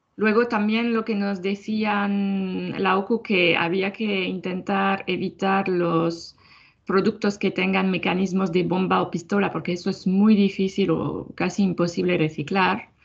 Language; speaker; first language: Spanish; non-native, fluent; French